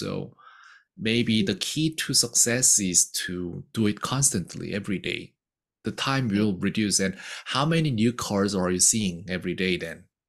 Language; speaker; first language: English; non-native, fluent; Korean